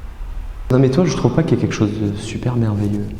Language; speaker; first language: French; native; French